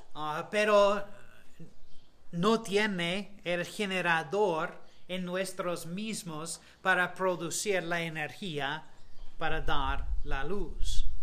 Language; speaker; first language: Spanish; non-native, fluent; English